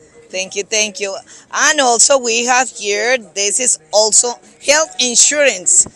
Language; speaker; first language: English; non-native, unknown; Spanish